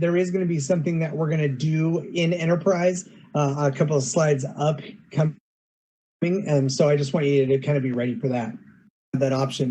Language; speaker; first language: English; native; English